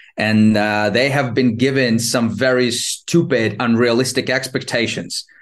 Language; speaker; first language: English; non-native, fluent; Ukrainian